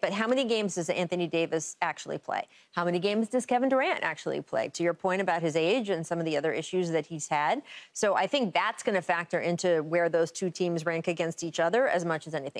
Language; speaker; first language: English; native; English